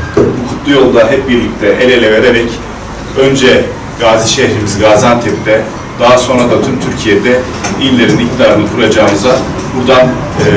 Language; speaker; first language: Turkish; native; Turkish